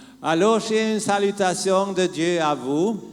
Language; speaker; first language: French; non-native, learner; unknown